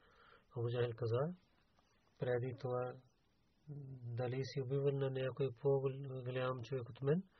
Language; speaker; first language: Bulgarian; non-native, learner; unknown